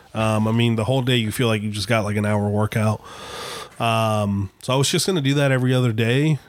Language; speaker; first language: English; native; English